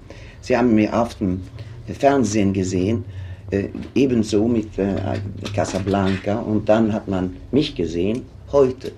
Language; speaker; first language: German; non-native, fluent; Swedish